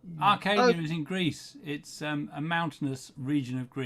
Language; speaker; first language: English; native; English